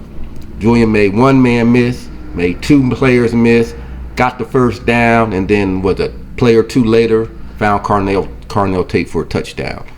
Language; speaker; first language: English; native; English